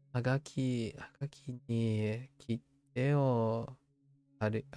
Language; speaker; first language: Japanese; non-native, learner; English